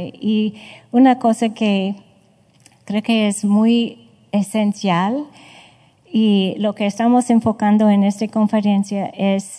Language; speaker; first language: Spanish; non-native, fluent; English